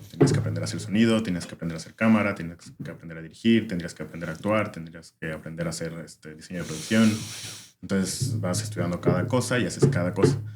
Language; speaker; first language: Spanish; native; Spanish